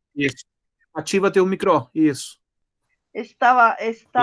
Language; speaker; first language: Portuguese; non-native, fluent; Spanish